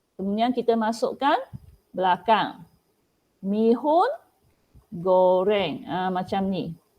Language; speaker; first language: Malay; non-native, local second language; Chinese